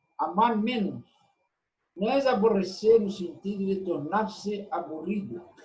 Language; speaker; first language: Spanish; non-native, fluent; Portuguese